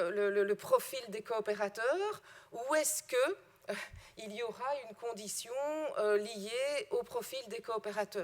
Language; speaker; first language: French; native; French